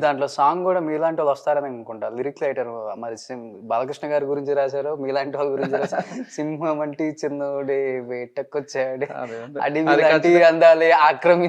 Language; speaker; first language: Telugu; native; Telugu